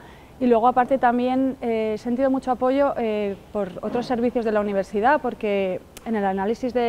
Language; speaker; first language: Spanish; native; Spanish